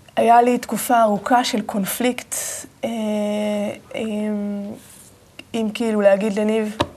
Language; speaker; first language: Hebrew; native; Hebrew